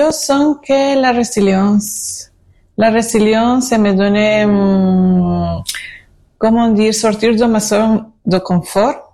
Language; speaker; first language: French; non-native, fluent; Spanish